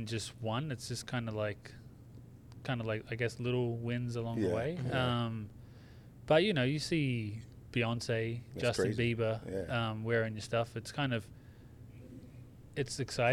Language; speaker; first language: English; native; English